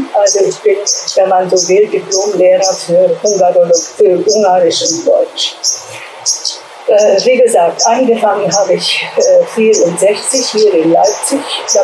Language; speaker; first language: German; non-native, fluent; Hungarian